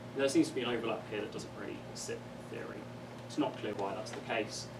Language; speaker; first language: English; native; English